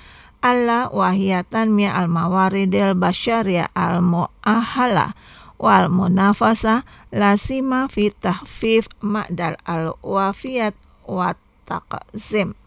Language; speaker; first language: Arabic; non-native, fluent; Indonesian